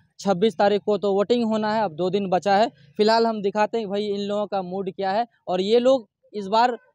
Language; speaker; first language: Hindi; native; Hindi